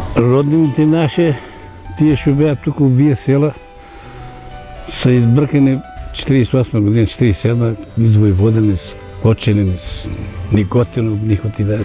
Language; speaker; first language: Macedonian; non-native, local second language; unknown